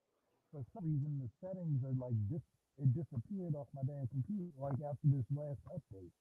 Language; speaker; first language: English; native; English